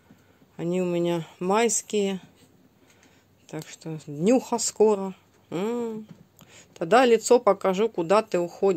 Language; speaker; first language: Russian; native; Russian